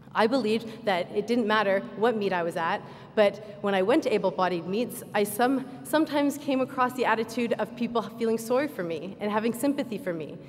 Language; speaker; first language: English; native; English